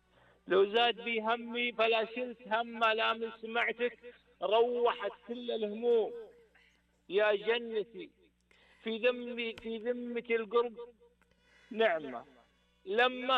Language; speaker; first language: Arabic; native; Arabic